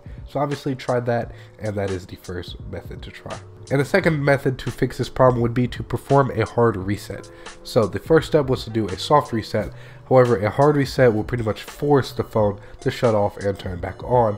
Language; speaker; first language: English; native; English